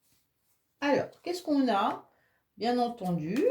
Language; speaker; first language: French; native; French